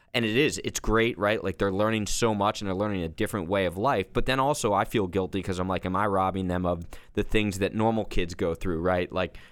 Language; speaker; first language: English; native; English